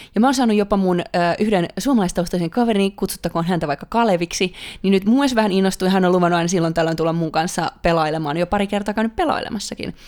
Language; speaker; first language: Finnish; native; Finnish